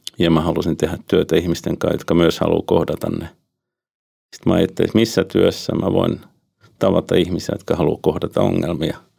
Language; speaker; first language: Finnish; native; Finnish